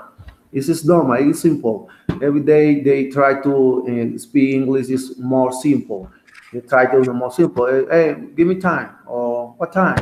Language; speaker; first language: English; non-native, learner; Spanish